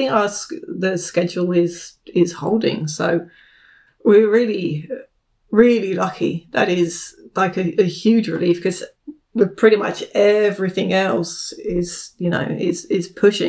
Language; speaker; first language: English; native; English